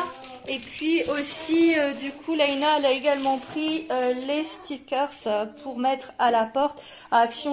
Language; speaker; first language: French; native; French